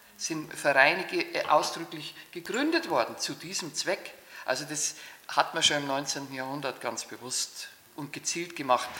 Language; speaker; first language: German; native; German